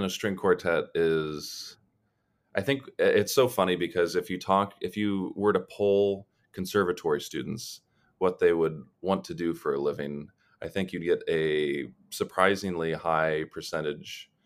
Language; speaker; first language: English; native; English